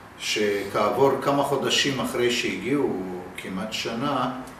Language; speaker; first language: Hebrew; early bilingual, other home language; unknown